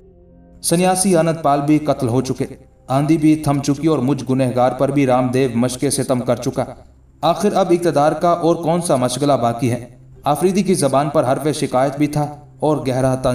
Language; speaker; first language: Urdu; native; Urdu